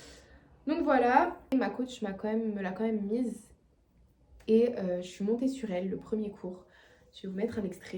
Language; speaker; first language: French; native; French